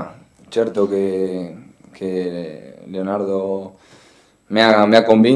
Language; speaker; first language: Italian; non-native, fluent; Spanish